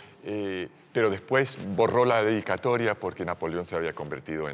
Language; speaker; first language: Spanish; non-native, fluent; English